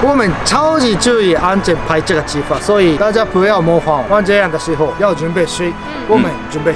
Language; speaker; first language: Chinese; non-native, fluent; Japanese